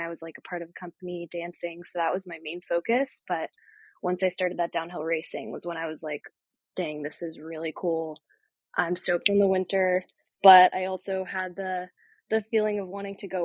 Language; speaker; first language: English; native; English